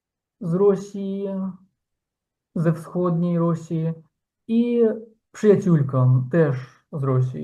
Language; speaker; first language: Polish; non-native, fluent; Ukrainian